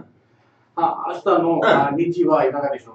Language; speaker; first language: Japanese; non-native, learner; Tamil